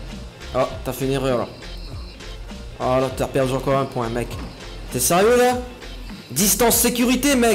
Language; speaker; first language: French; native; French